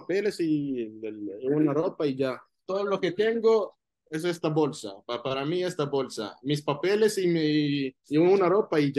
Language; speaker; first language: Spanish; non-native, fluent; Arabic